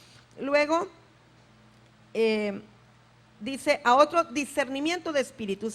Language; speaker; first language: Spanish; native; Spanish